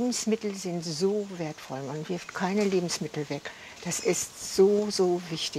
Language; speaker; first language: German; native; German